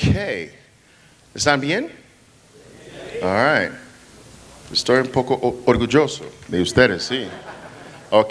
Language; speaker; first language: Spanish; non-native, learner; English